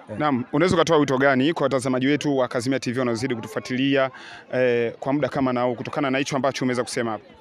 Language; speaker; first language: Swahili; native; Swahili